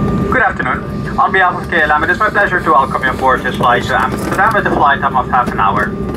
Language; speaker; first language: English; non-native, fluent; Dutch